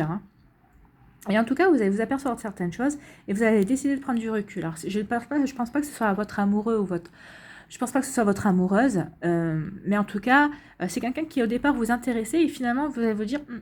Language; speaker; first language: French; native; French